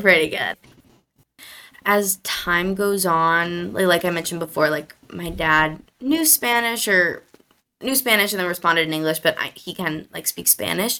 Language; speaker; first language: English; native; English